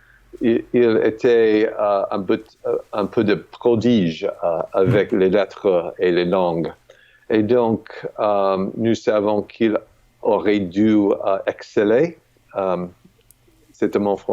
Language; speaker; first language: French; non-native, fluent; English